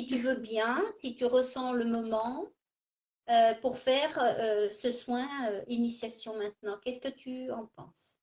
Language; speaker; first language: French; native; French